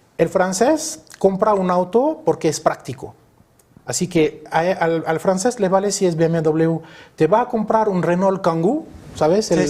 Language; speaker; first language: Spanish; early bilingual, other home language; French